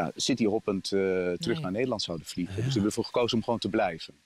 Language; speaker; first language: Dutch; native; Dutch